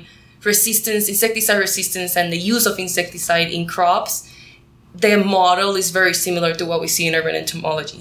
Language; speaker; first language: English; non-native, fluent; Spanish